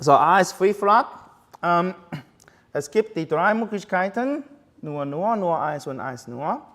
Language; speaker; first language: German; non-native, learner; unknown